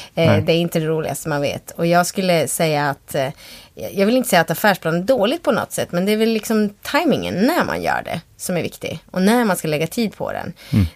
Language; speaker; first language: Swedish; native; Swedish